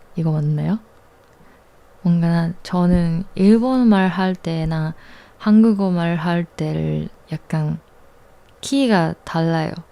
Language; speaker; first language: Korean; non-native, learner; Japanese